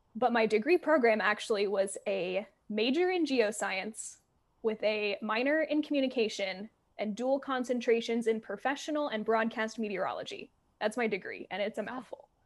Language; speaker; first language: English; native; English